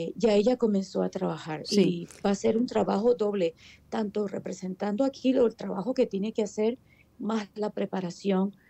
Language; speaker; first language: Spanish; native; Spanish